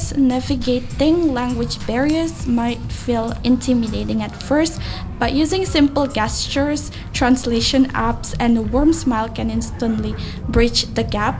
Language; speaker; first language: English; non-native, fluent; Indonesian